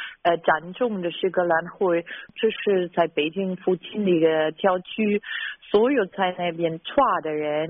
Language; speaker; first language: Chinese; non-native, fluent; German